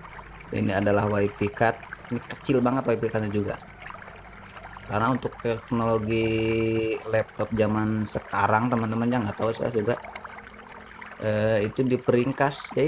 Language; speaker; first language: Indonesian; non-native, local second language; Sundanese